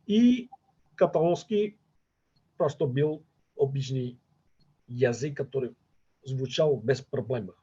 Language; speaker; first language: Russian; non-native, fluent; Catalan